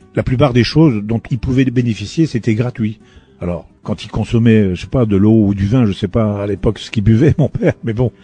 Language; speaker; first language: French; native; French